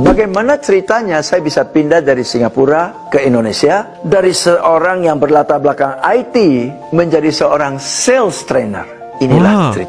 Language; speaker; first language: Indonesian; non-native, fluent; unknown